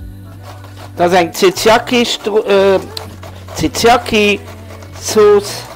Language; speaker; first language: German; non-native, learner; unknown